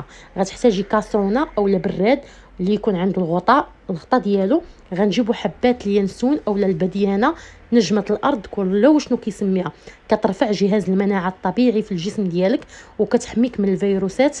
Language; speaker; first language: Arabic; native; Arabic